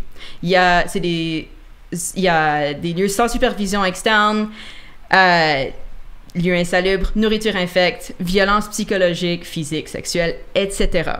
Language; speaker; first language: French; native; French